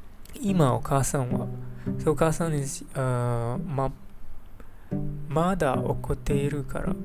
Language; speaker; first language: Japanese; non-native, learner; English